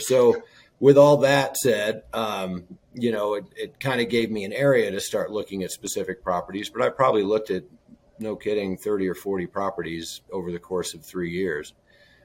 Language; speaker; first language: English; native; English